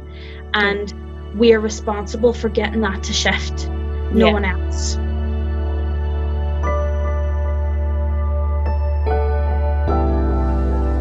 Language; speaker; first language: English; native; English